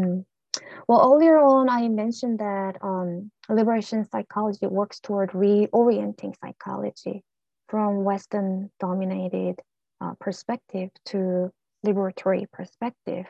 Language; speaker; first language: English; non-native, fluent; Korean